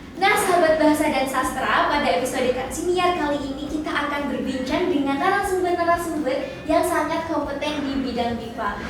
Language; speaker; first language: Indonesian; native; Indonesian